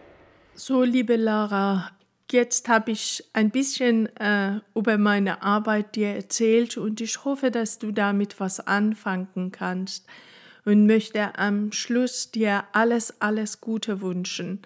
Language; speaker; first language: German; non-native, fluent; Persian